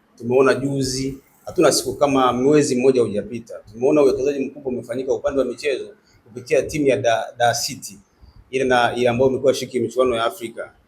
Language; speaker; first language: Swahili; native; Swahili